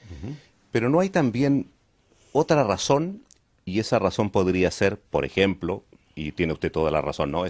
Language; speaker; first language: Spanish; native; Spanish